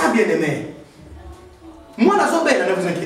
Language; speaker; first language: French; non-native, local second language; Lingala